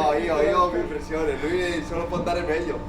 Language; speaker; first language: Italian; non-native, fluent; Spanish